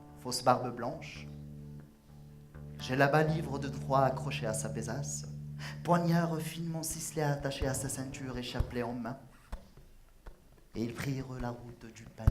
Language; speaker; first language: French; non-native, local second language; Arabic